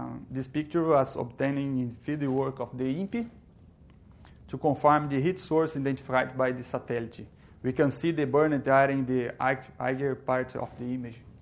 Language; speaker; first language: English; non-native, learner; Portuguese